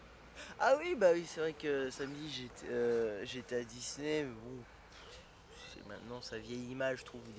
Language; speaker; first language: French; native; French